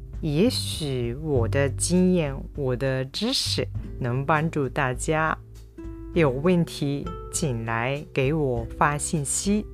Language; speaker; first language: Chinese; non-native, fluent; Japanese